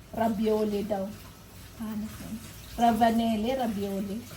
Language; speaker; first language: Filipino; native; Filipino